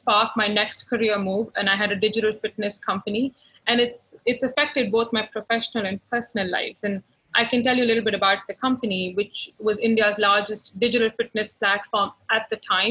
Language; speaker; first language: English; non-native, local second language; Hindi